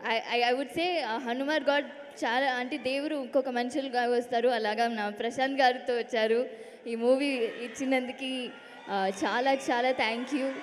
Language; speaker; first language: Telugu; non-native, learner; Tamil